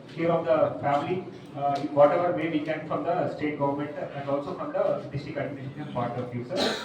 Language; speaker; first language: English; non-native, local second language; Telugu